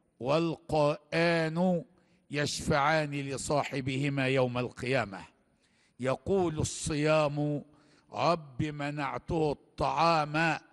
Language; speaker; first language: Arabic; native; Arabic